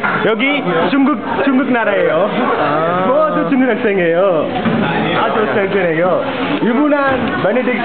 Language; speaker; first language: Korean; non-native, learner; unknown